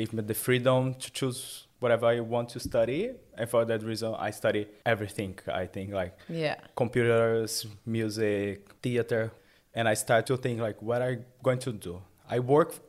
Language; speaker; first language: English; non-native, learner; Portuguese